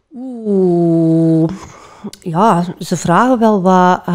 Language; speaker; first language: Dutch; native; Dutch